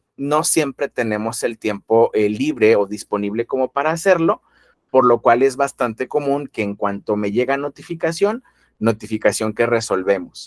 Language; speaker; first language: Spanish; native; Spanish